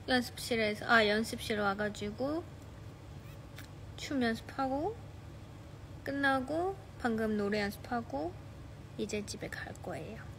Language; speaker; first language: Korean; non-native, fluent; Chinese